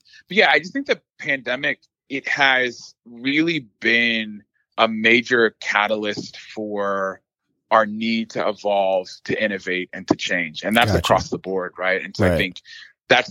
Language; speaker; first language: English; native; English